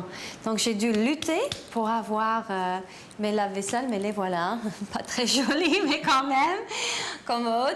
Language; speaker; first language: French; non-native, learner; English